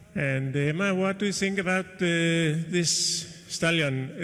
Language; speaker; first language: English; non-native, fluent; Danish